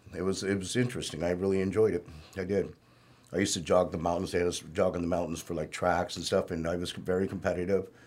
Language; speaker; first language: English; native; English